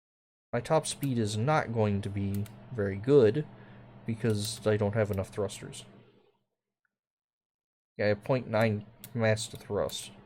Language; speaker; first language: English; native; English